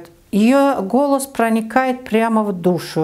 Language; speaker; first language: Russian; non-native, learner; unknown